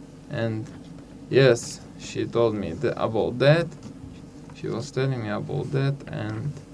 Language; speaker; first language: English; non-native, learner; Hungarian